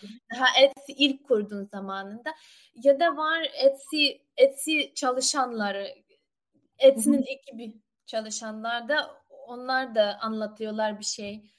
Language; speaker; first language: Turkish; non-native, learner; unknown